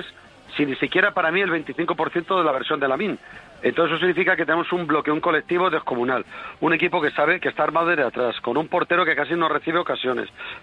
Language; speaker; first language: Spanish; native; Spanish